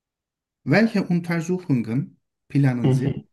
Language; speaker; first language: German; non-native, learner; Turkish